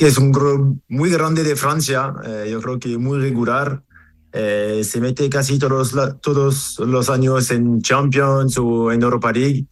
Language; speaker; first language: Spanish; non-native, fluent; French